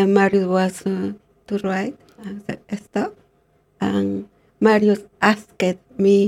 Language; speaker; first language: English; non-native, learner; Spanish